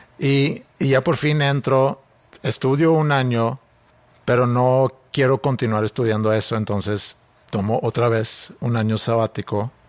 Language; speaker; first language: Spanish; non-native, fluent; Swedish